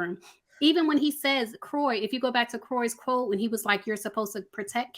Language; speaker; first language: English; native; English